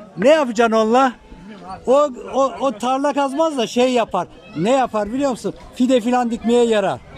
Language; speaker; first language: Turkish; native; Turkish